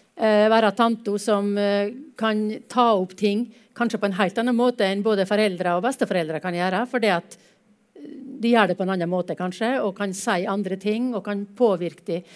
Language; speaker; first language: Norwegian; native; Norwegian